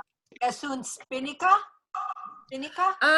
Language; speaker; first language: Spanish; non-native, learner; English